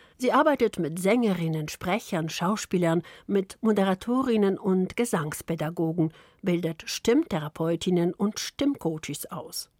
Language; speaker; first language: German; early bilingual, other home language; Polish